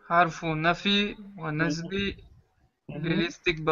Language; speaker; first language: Arabic; non-native, learner; French